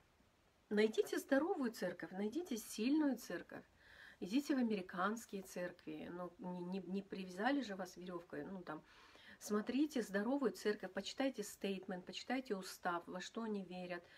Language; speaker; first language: Russian; native; Russian